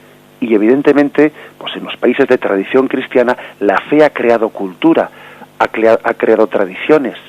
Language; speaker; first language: Spanish; native; Spanish